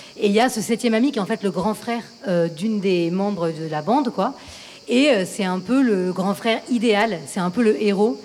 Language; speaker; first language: French; native; French